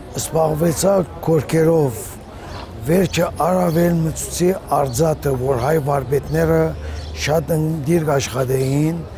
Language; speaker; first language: Armenian; early bilingual, heritage; Armenian